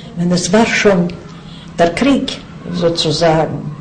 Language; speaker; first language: German; non-native, fluent; Yiddish